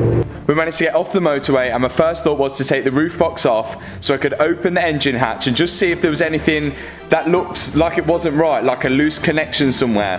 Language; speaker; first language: English; native; English